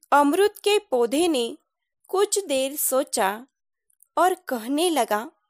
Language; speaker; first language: Hindi; non-native, local second language; Marathi